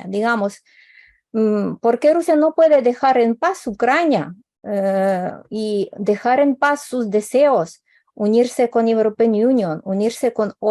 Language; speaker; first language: Spanish; non-native, fluent; Ukrainian